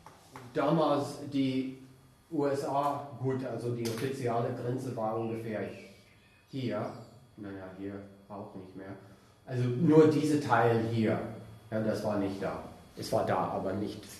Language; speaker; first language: German; non-native, fluent; English